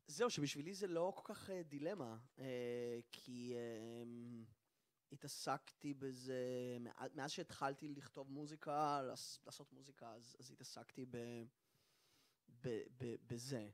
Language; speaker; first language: Hebrew; native; Hebrew